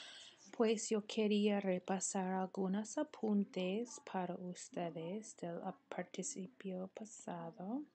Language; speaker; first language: Spanish; non-native, fluent; English